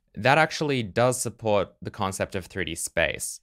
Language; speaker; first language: English; native; English